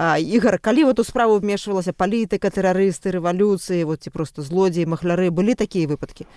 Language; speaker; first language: Belarusian; non-native, local second language; Russian